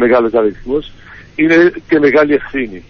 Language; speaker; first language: Greek; early bilingual, heritage; Greek